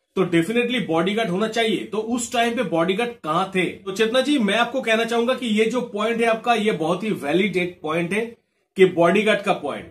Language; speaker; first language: Hindi; non-native, local second language; Bangla